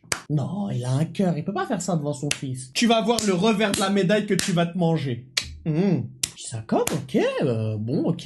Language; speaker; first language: French; native; French